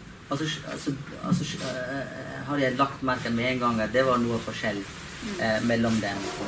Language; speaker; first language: Norwegian; non-native, learner; Persian